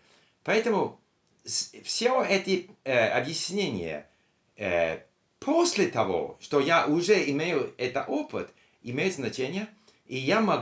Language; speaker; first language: Russian; non-native, learner; English